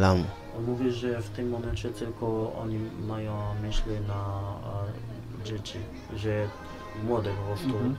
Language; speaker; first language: Polish; non-native, learner; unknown